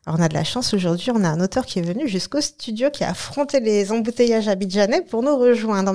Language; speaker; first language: French; native; French